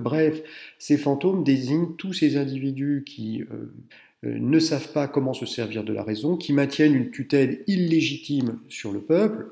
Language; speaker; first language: French; native; French